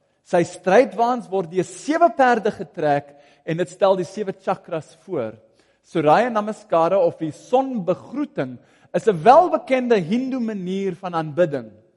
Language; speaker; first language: Afrikaans; non-native, fluent; English